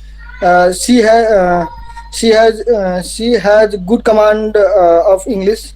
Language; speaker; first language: English; non-native, learner; Hindi